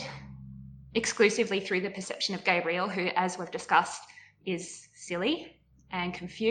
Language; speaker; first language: English; native; English